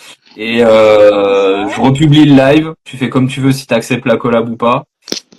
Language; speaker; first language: French; native; French